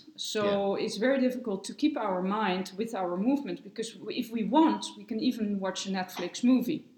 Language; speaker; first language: English; non-native, fluent; Dutch